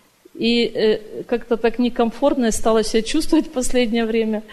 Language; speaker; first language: Russian; native; Russian